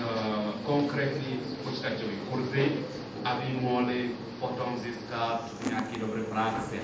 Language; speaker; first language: Czech; non-native, learner; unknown